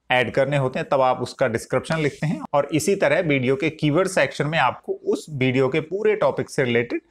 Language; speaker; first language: Hindi; native; Hindi